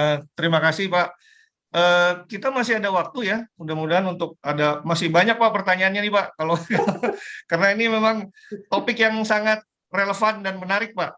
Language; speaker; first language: Indonesian; native; Indonesian